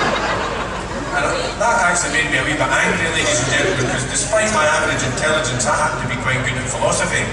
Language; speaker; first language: English; native; English